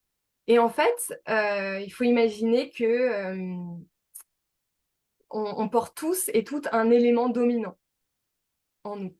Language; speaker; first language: French; native; French